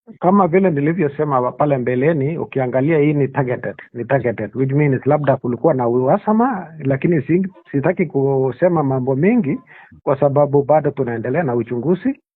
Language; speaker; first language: Swahili; non-native, local second language; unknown